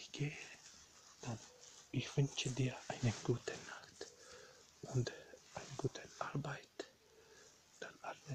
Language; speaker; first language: German; non-native, learner; Bosnian